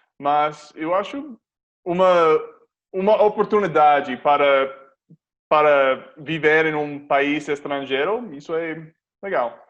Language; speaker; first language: Portuguese; non-native, fluent; English